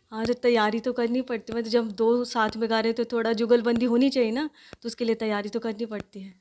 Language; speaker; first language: Hindi; native; Hindi